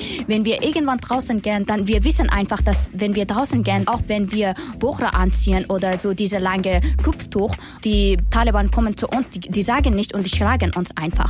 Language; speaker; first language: German; non-native, learner; Persian